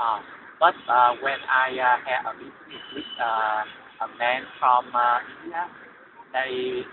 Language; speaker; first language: English; non-native, learner; Vietnamese